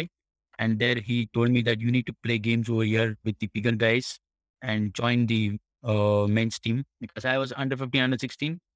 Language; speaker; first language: English; non-native, local second language; Marathi